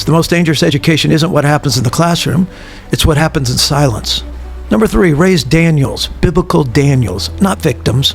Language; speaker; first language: English; native; English